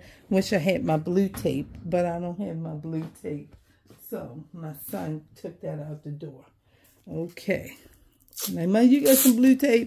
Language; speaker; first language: English; native; English